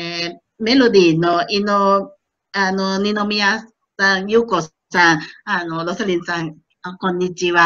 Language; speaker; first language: Japanese; non-native, fluent; Thai